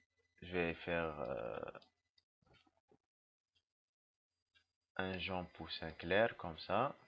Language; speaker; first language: French; non-native, local second language; Arabic